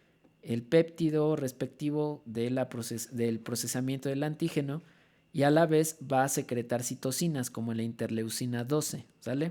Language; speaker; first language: Spanish; native; Spanish